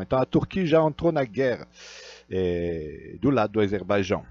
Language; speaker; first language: Portuguese; non-native, fluent; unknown